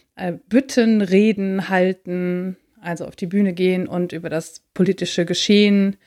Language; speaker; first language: German; native; German